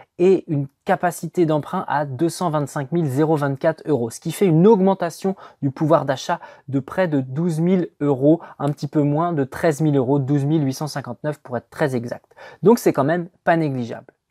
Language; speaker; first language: French; native; French